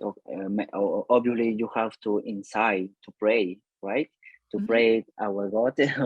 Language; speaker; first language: English; non-native, learner; Spanish